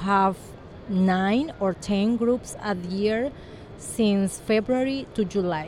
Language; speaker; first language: English; non-native, learner; Spanish